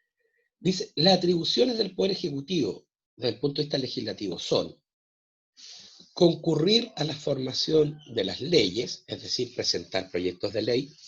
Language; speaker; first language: Spanish; native; Spanish